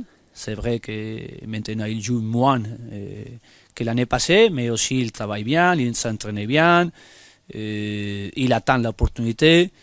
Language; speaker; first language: French; non-native, fluent; Spanish